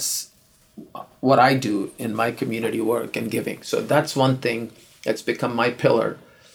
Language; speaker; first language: English; non-native, local second language; Urdu